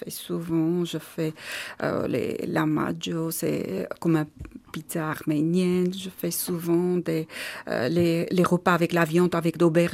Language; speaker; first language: French; non-native, learner; Armenian